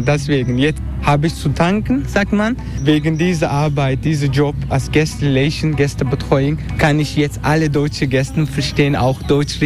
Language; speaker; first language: German; non-native, fluent; Turkish